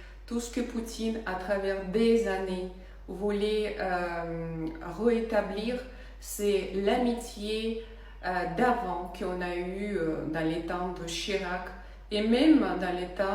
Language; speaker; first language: French; non-native, fluent; Russian